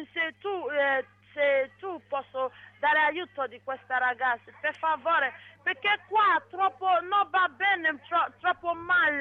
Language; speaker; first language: Italian; non-native, learner; English